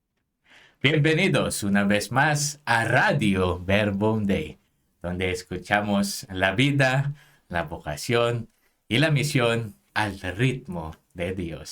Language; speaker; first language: Spanish; non-native, fluent; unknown